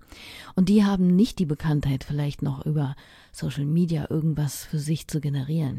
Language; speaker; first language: German; native; German